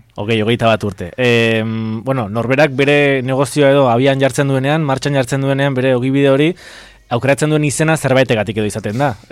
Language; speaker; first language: Basque; native; Basque